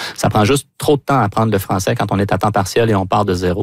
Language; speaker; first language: French; native; French